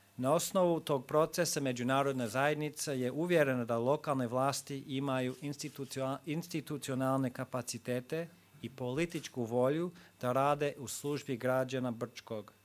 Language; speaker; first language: Croatian; non-native, fluent; English